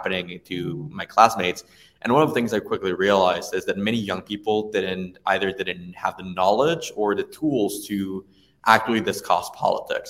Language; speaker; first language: English; non-native, fluent; Spanish